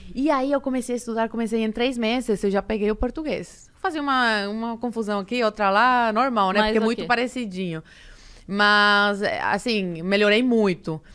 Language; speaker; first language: Portuguese; early bilingual, other home language; Spanish